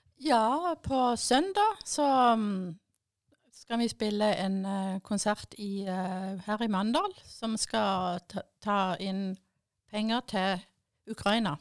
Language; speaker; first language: Norwegian; early bilingual, other home language; German